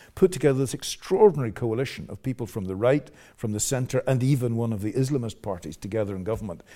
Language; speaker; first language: English; native; English